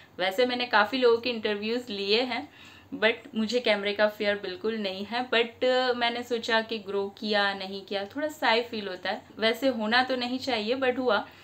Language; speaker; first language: Hindi; non-native, local second language; Bangla